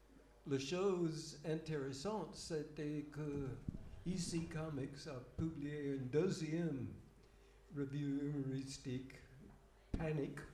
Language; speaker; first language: French; non-native, fluent; English